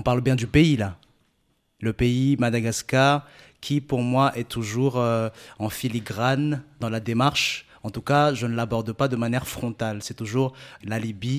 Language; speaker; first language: French; non-native, local second language; Malagasy